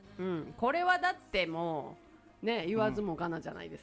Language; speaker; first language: Japanese; native; Japanese